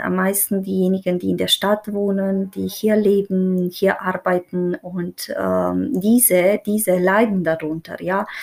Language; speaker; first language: German; non-native, fluent; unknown